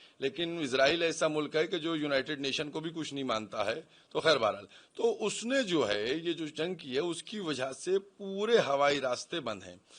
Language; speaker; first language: Urdu; native; Urdu